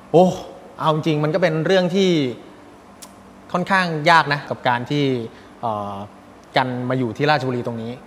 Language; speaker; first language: Thai; native; Thai